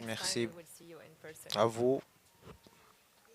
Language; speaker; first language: French; non-native, learner; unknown